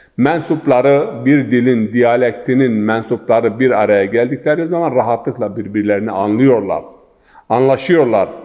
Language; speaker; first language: Turkish; non-native, local second language; Zaza